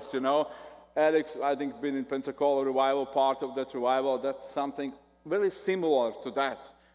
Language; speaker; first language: English; non-native, fluent; Latvian